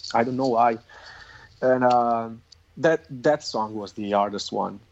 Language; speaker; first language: English; non-native, fluent; Italian